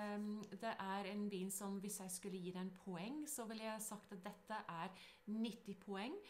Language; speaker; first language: Norwegian; non-native, fluent; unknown